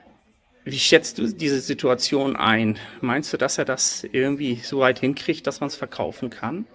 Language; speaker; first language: German; native; German